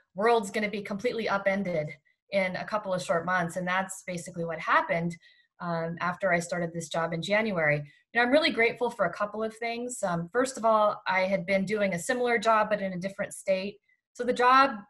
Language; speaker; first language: English; native; English